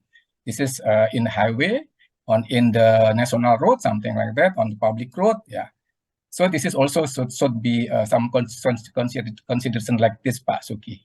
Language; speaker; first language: English; non-native, learner; Indonesian